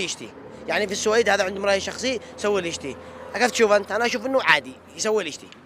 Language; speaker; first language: Arabic; native; Arabic